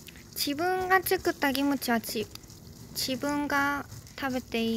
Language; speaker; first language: Japanese; non-native, fluent; Korean